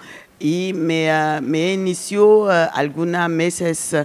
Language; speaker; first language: Spanish; non-native, learner; French